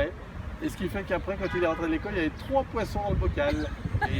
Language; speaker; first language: French; native; French